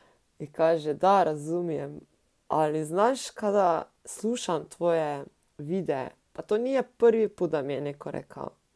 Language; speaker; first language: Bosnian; non-native, learner; Slovenian